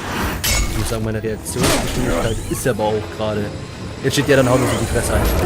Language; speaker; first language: German; native; German